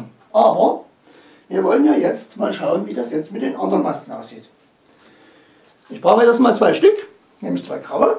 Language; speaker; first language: German; native; German